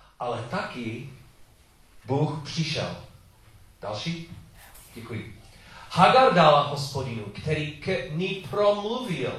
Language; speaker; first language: Czech; non-native, learner; English